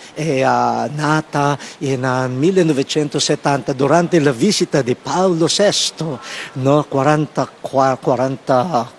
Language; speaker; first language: Italian; non-native, fluent; Filipino